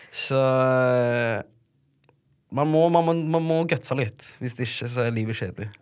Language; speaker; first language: Norwegian; early bilingual, other home language; Tigrinya